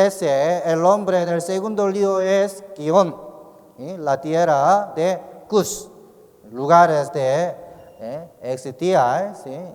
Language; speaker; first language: Spanish; non-native, learner; Korean